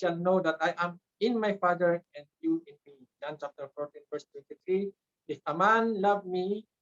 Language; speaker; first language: English; non-native, local second language; Filipino